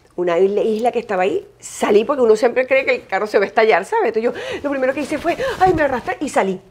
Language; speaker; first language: Spanish; native; Spanish